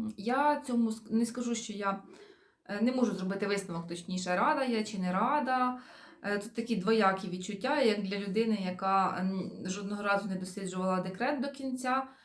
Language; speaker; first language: Ukrainian; non-native, local second language; Russian